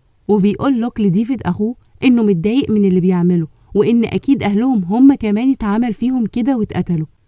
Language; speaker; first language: Arabic; native; Arabic